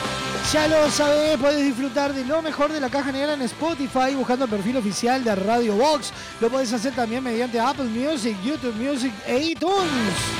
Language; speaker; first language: Spanish; native; Spanish